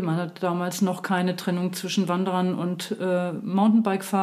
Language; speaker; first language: German; native; German